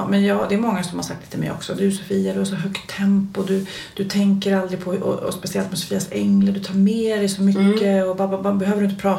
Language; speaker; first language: Swedish; native; Swedish